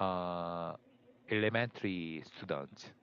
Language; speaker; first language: English; non-native, learner; Korean